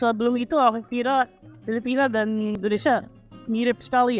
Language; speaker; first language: Indonesian; non-native, fluent; Filipino